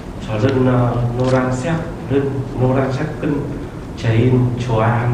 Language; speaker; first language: Korean; non-native, learner; Vietnamese